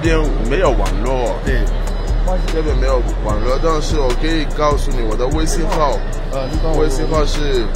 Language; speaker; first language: Chinese; non-native, fluent; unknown